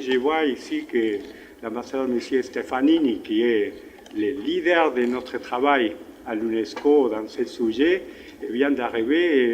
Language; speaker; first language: French; non-native, fluent; Spanish